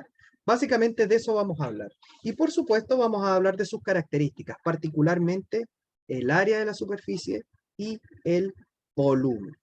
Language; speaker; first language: Spanish; native; Spanish